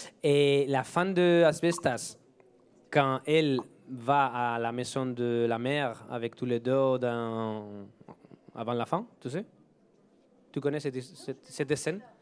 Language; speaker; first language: French; non-native, fluent; Spanish